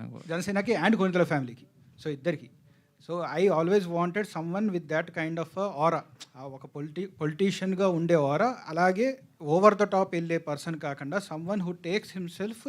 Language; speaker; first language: Telugu; native; Telugu